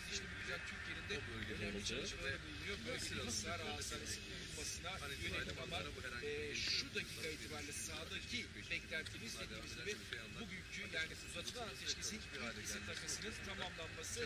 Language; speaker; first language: Turkish; native; Turkish